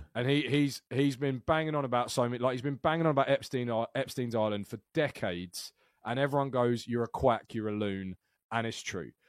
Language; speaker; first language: English; native; English